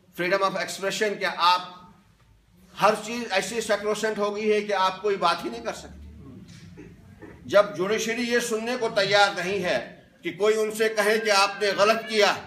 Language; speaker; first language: Hindi; non-native, local second language; Kashmiri